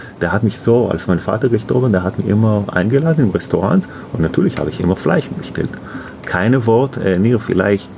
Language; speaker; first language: German; non-native, learner; Hebrew